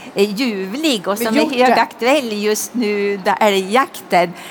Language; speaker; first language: Swedish; native; Swedish